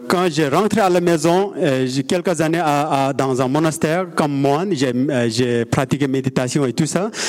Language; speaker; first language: French; non-native, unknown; Sherpa